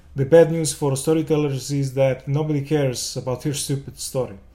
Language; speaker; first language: English; non-native, fluent; Serbian